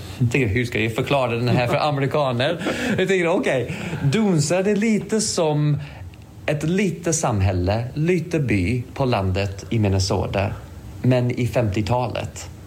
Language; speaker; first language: Swedish; non-native, fluent; English